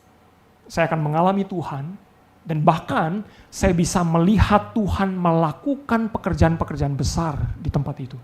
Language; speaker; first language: Indonesian; native; Indonesian